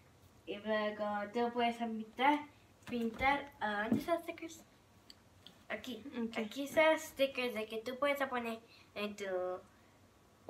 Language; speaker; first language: Spanish; early bilingual, heritage; Spanish